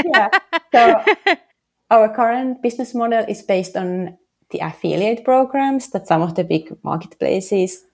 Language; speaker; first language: English; non-native, fluent; Finnish